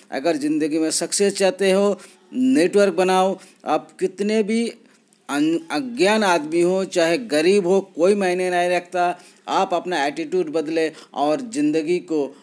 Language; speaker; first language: Hindi; native; Hindi